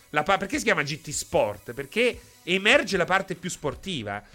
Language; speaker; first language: Italian; native; Italian